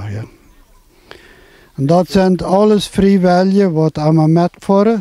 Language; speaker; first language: German; non-native, local second language; Plautdietsch